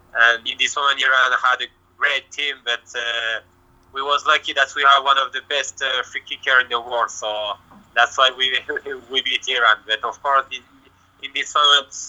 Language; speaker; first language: English; non-native, learner; French